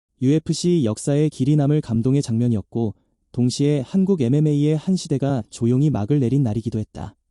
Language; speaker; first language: Korean; native; Korean